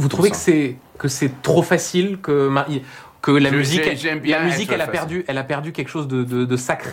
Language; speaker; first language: French; native; French